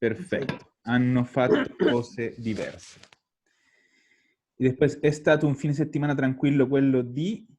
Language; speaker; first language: Italian; non-native, fluent; Spanish